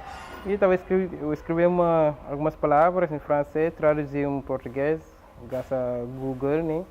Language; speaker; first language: Portuguese; non-native, learner; French